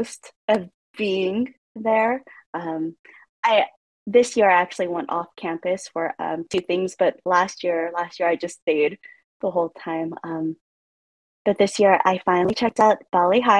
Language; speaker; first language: English; native; English